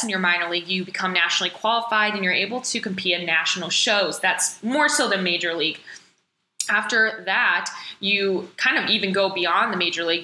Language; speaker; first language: English; native; English